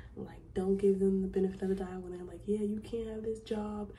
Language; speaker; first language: English; native; English